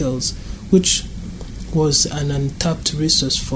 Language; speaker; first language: English; non-native, local second language; Kinyarwanda